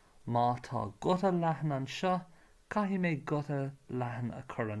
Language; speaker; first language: Irish; non-native, local second language; English